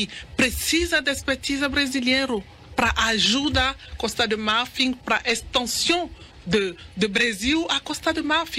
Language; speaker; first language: Portuguese; non-native, learner; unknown